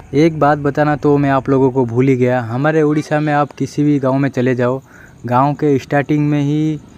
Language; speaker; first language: Hindi; non-native, local second language; Odia